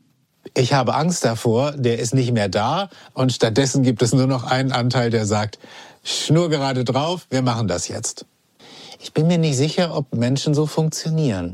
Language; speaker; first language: German; native; German